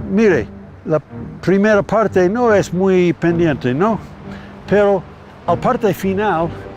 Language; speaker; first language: Spanish; non-native, fluent; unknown